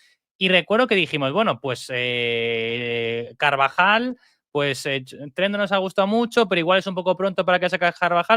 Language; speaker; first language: Spanish; native; Spanish